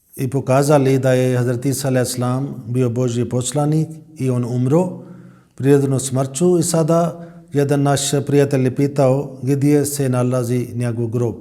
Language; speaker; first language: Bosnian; non-native, learner; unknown